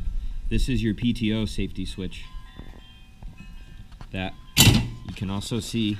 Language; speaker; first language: English; native; English